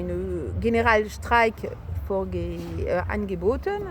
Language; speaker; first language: German; non-native, fluent; French